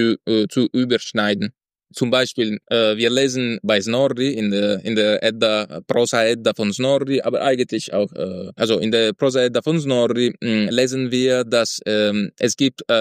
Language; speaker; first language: German; non-native, fluent; Italian